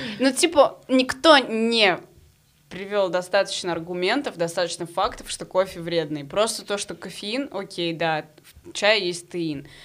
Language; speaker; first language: Russian; non-native, fluent; Arabic